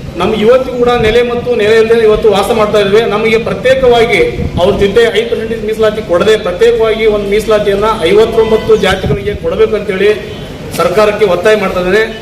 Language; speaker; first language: Kannada; native; Kannada